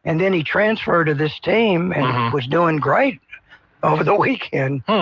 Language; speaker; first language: English; native; English